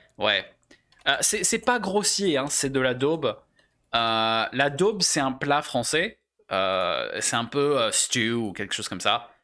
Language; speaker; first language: French; native; French